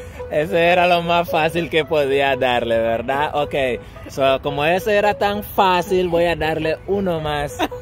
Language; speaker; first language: Spanish; native; Spanish